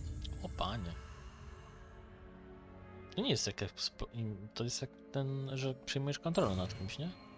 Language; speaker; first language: Polish; native; Polish